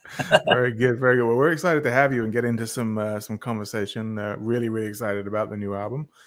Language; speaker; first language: English; native; English